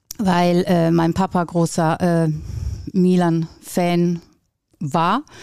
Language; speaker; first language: German; non-native, fluent; Italian